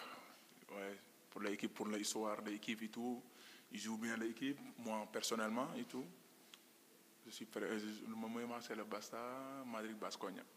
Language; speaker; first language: French; non-native, local second language; Wolof